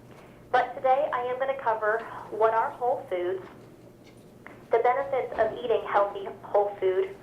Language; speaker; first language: English; native; English